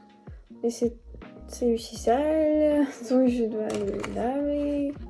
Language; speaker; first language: French; non-native, learner; Russian